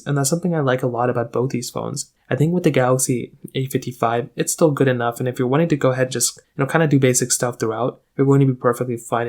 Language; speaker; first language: English; native; English